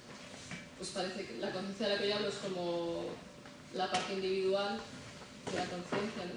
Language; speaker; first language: Spanish; native; Spanish